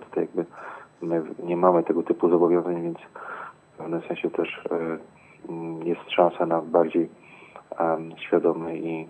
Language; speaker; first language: Polish; native; Polish